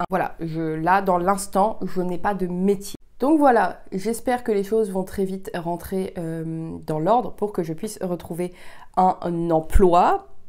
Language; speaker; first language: French; early bilingual, heritage; French